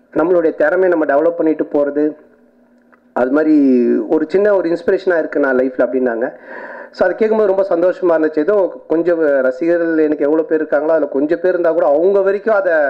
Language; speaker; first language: Tamil; native; Tamil